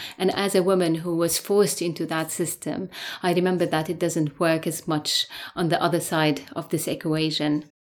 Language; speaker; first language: English; non-native, fluent; Arabic